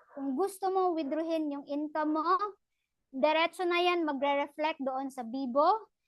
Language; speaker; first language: Filipino; non-native, local second language; Cebuano